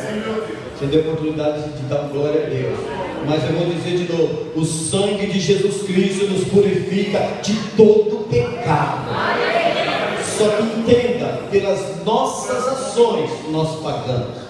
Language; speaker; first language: Portuguese; native; Portuguese